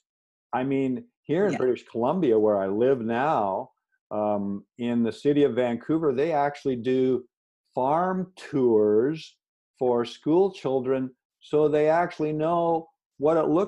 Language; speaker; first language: English; native; English